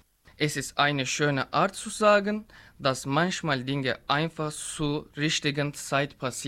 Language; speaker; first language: German; non-native, learner; Turkish